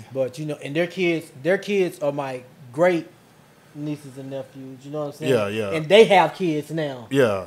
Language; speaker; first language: English; native; English